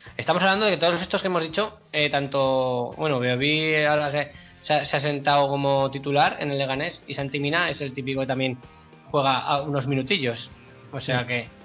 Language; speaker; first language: Spanish; native; Spanish